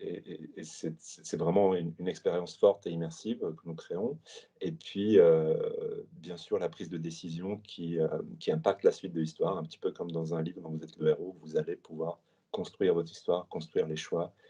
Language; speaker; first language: French; native; French